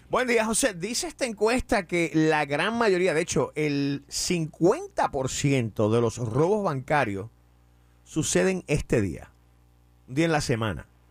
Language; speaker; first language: Spanish; early bilingual, heritage; Spanish